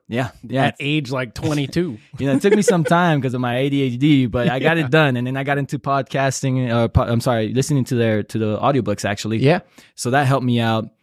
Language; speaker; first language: English; native; English